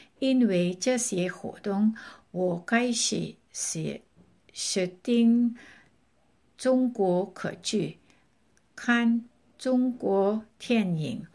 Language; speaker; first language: Chinese; non-native, learner; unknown